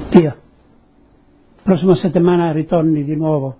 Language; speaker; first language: Italian; non-native, local second language; Friulian